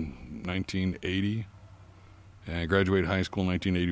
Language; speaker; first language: English; native; English